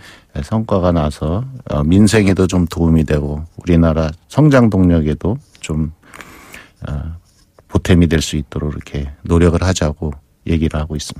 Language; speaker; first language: Korean; native; Korean